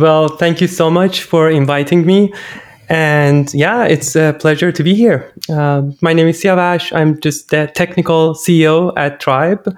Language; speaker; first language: English; non-native, fluent; Persian